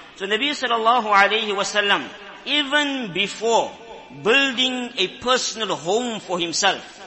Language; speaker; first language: English; native; English